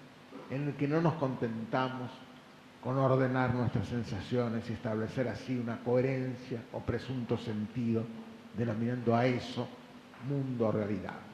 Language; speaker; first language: Spanish; native; Spanish